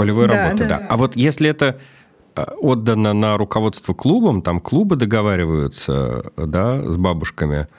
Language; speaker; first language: Russian; native; Russian